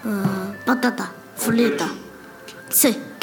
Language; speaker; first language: Spanish; non-native, learner; Chinese